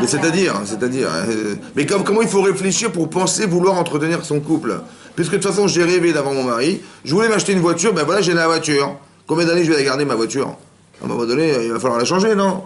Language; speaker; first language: French; native; French